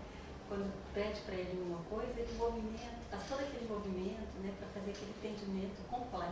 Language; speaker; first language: Portuguese; native; Portuguese